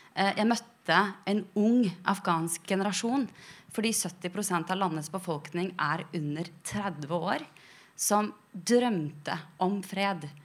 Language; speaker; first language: Norwegian; early bilingual, other home language; Persian